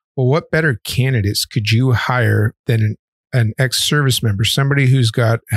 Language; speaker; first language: English; native; English